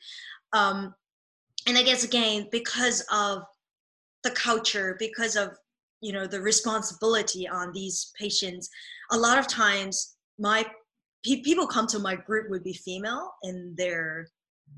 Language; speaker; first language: English; non-native, local second language; Cantonese